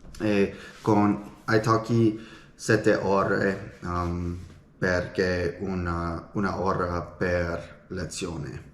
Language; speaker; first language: Italian; non-native, learner; English